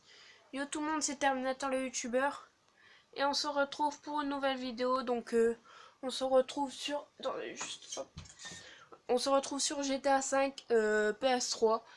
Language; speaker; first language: French; native; French